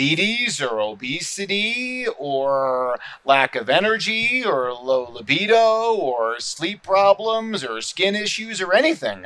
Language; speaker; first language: English; native; English